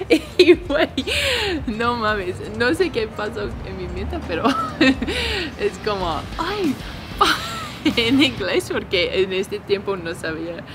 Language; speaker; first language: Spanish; non-native, learner; English